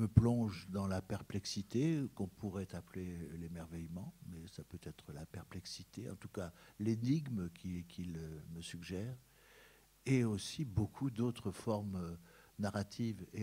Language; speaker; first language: French; native; French